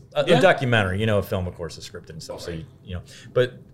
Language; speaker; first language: English; native; English